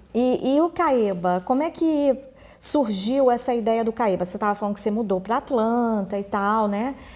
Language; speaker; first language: Portuguese; native; Portuguese